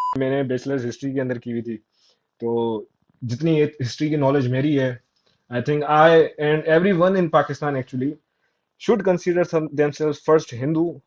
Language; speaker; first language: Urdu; non-native, local second language; Sindhi